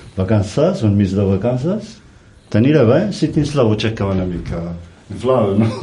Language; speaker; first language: Catalan; non-native, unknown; Riffian